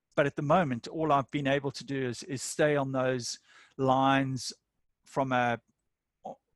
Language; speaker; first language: English; native; English